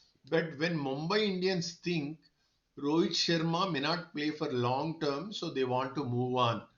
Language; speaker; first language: English; non-native, local second language; Telugu